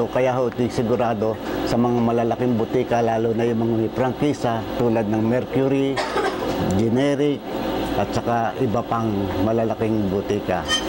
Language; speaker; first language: Filipino; native; Filipino